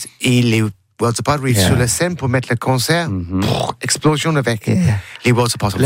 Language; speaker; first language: French; non-native, learner; English